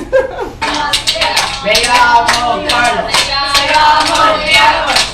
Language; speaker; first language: Spanish; non-native, learner; English